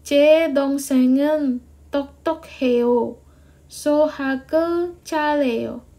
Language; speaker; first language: Korean; non-native, learner; Indonesian